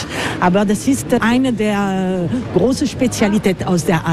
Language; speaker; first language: German; non-native, learner; French